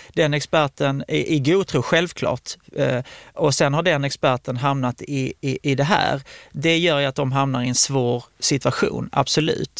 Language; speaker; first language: Swedish; native; Swedish